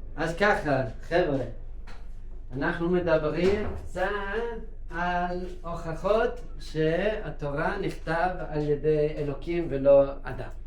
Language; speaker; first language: Hebrew; non-native, fluent; English